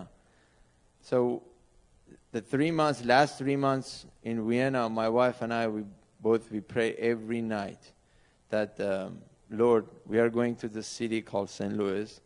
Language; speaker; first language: English; non-native, fluent; Persian